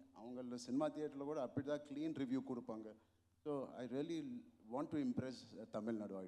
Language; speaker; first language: Tamil; non-native, local second language; Telugu